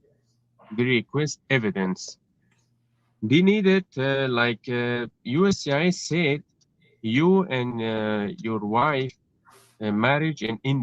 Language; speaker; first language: English; non-native, learner; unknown